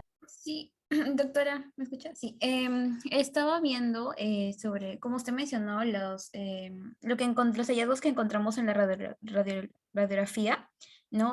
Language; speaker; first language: Spanish; native; Spanish